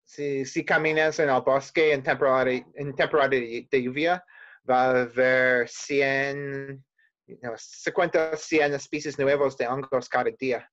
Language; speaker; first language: Spanish; non-native, learner; English